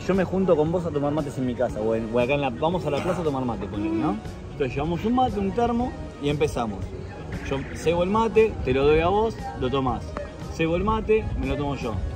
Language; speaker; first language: Spanish; native; Spanish